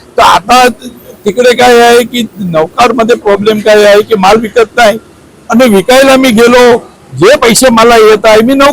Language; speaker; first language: Marathi; non-native, local second language; Gujarati